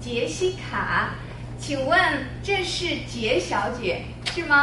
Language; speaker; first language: Chinese; non-native, learner; English